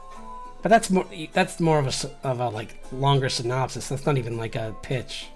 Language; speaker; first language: English; native; English